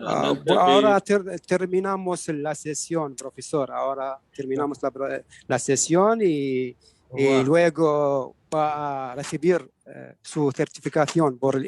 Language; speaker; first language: Spanish; non-native, learner; Arabic